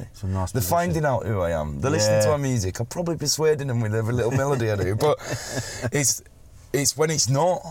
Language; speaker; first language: English; native; English